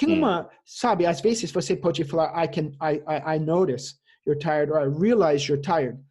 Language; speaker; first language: Portuguese; non-native, fluent; English